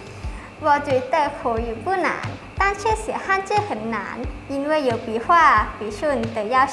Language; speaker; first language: Chinese; non-native, learner; Thai